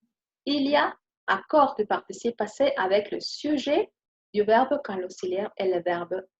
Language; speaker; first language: French; non-native, fluent; Spanish